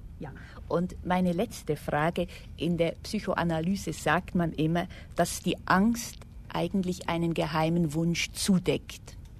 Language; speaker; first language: German; native; German